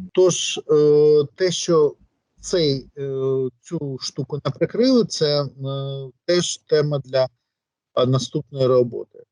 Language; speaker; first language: Ukrainian; native; Ukrainian